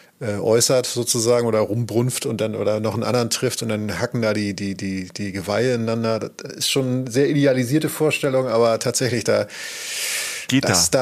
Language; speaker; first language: German; native; German